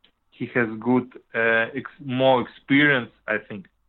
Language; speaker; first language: English; non-native, learner; Russian